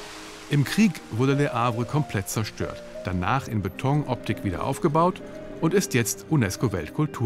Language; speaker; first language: German; native; German